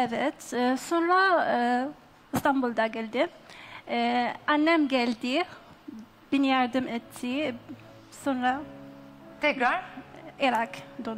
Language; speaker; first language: Turkish; non-native, learner; Arabic